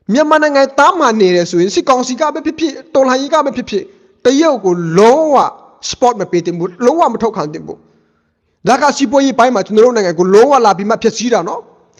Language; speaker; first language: Burmese; native; Burmese